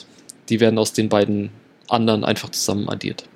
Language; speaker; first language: German; native; German